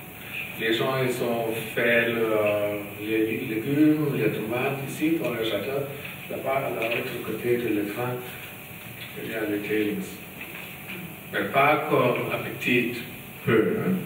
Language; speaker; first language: French; non-native, learner; German